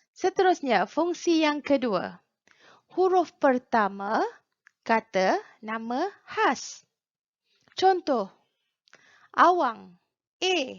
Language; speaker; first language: Malay; native; Malay